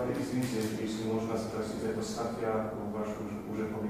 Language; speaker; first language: Russian; non-native, fluent; Polish